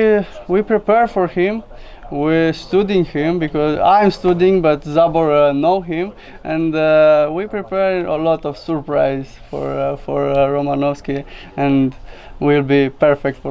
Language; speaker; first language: English; non-native, learner; Romanian